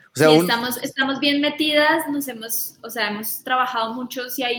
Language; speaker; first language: Spanish; native; Spanish